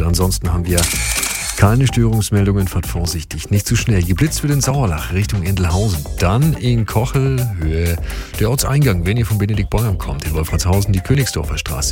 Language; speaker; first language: German; native; German